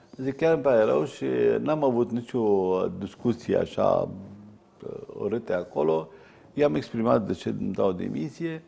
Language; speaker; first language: Romanian; non-native, fluent; Arabic